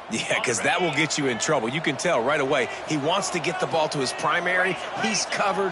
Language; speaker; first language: English; native; English